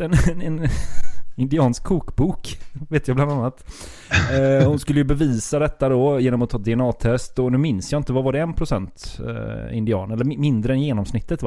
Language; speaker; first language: Swedish; native; Swedish